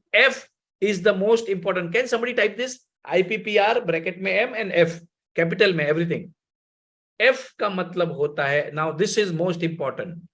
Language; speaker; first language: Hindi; non-native, local second language; Gujarati